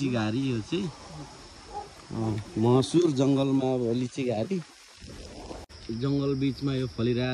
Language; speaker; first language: Nepali; native; Nepali